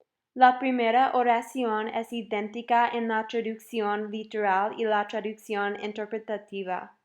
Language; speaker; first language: Spanish; non-native, fluent; English